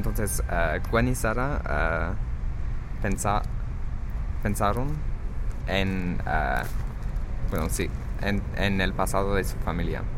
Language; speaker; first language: Spanish; non-native, fluent; English